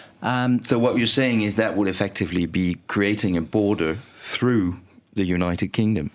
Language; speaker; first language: English; non-native, fluent; Danish